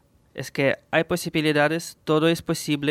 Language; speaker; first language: Spanish; non-native, fluent; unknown